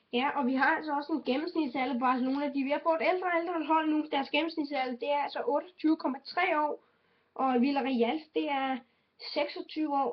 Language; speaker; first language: Danish; native; Danish